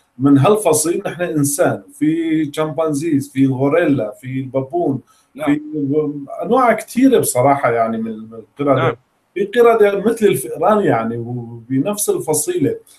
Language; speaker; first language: Arabic; native; Arabic